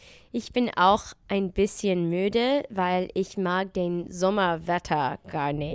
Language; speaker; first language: German; non-native, learner; English